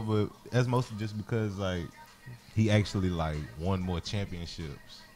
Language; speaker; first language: English; native; English